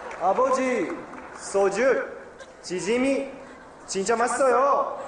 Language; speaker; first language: Korean; non-native, learner; Japanese